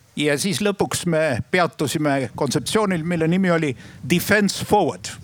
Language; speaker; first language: Estonian; native; Estonian